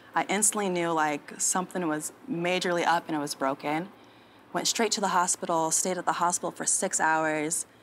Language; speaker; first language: English; native; English